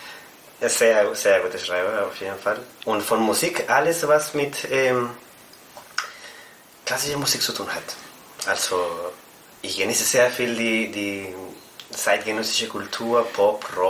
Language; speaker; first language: German; non-native, fluent; Spanish